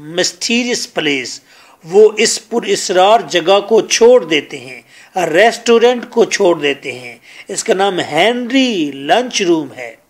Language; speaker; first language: Urdu; non-native, local second language; Punjabi